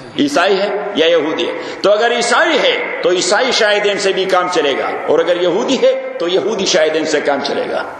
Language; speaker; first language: Urdu; non-native, local second language; Pashto